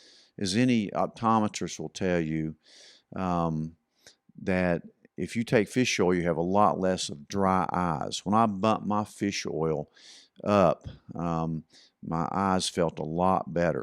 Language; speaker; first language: English; native; English